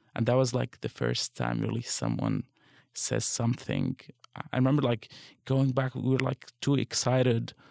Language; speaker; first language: English; non-native, fluent; Arabic